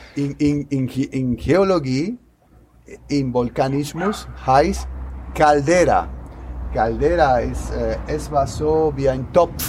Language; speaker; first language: German; non-native, learner; Spanish